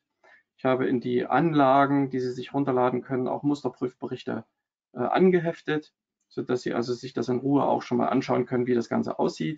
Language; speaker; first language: German; native; German